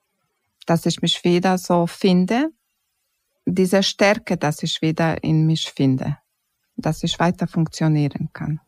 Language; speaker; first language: German; non-native, fluent; Croatian